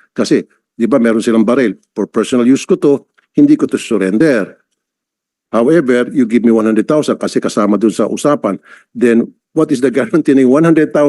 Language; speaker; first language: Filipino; native; Filipino